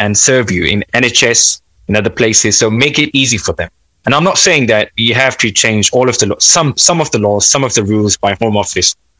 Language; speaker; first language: English; non-native, local second language; Urdu